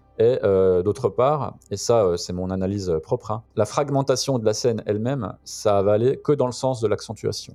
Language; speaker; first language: French; native; French